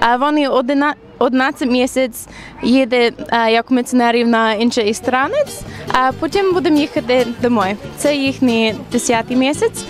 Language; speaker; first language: Ukrainian; non-native, learner; English